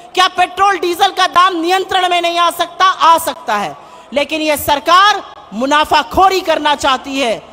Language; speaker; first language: Hindi; native; Hindi